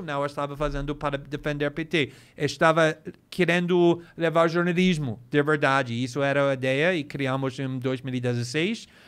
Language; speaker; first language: Portuguese; non-native, fluent; English